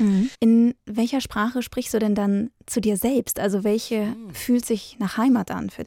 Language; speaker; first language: German; native; German